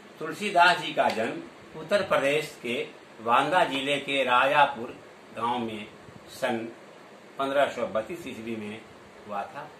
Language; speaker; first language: Hindi; native; Hindi